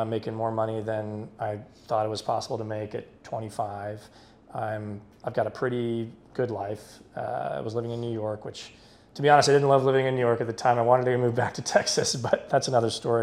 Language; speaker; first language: English; native; English